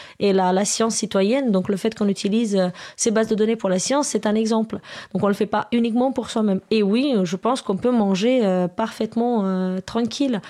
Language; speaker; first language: French; non-native, fluent; Romanian